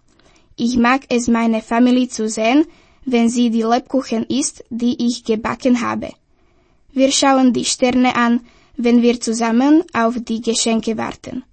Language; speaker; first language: German; non-native, fluent; Slovak